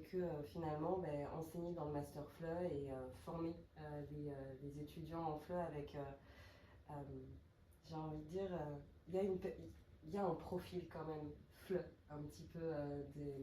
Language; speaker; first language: French; native; French